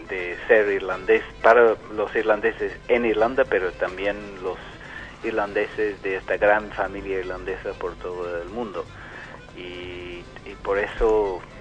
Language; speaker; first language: Spanish; non-native, fluent; English